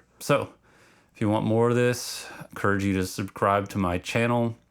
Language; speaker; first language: English; native; English